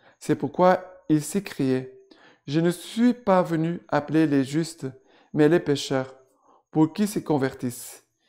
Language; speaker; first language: French; non-native, fluent; Portuguese